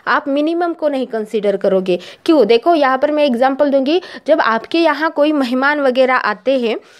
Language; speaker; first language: Hindi; non-native, local second language; Marathi